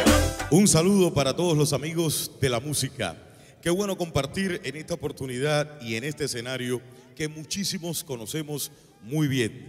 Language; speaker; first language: Spanish; native; Spanish